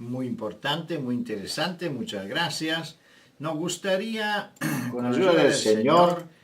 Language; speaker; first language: Spanish; non-native, fluent; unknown